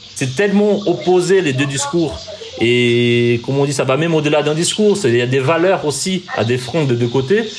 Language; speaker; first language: French; non-native, fluent; Portuguese